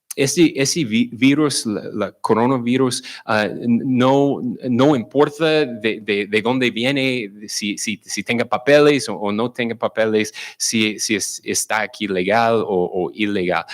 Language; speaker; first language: Spanish; non-native, learner; English